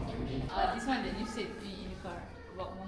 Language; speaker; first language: English; non-native, learner; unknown